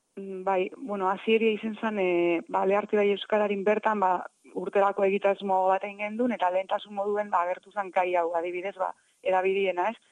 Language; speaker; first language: Basque; native; Basque